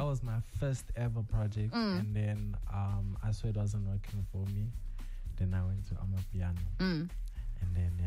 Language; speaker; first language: English; non-native, local second language; Zulu